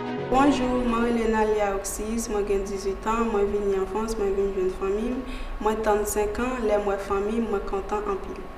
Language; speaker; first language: French; non-native, learner; Filipino